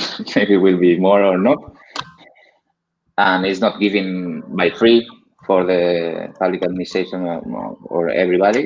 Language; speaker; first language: English; non-native, learner; Spanish